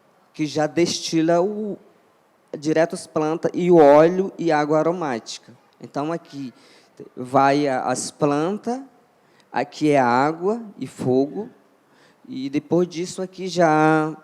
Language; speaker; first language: Portuguese; non-native, local second language; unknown